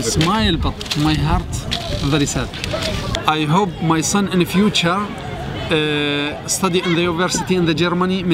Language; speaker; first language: English; non-native, learner; Arabic